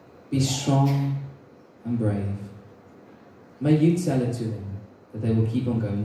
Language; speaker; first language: English; non-native, local second language; Afrikaans